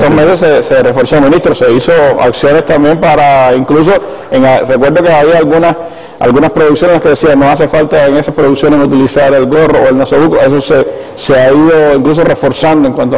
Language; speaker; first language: Spanish; native; Spanish